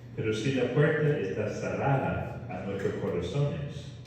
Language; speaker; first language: Spanish; non-native, fluent; English